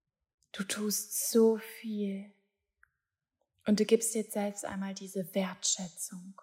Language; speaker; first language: German; native; German